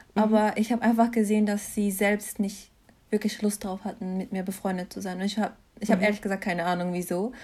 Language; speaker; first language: German; early bilingual, other home language; Turkish